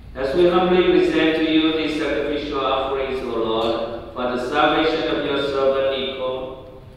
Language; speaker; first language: English; non-native, fluent; Vietnamese